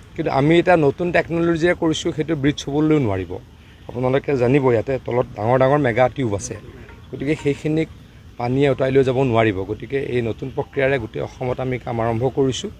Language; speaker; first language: Assamese; native; Assamese